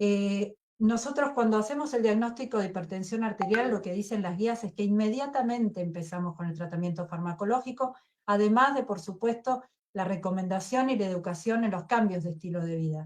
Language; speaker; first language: Spanish; native; Spanish